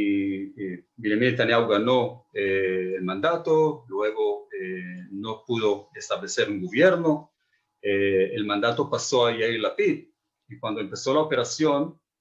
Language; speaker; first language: Spanish; non-native, fluent; Hebrew